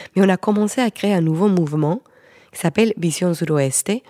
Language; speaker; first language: French; non-native, fluent; Spanish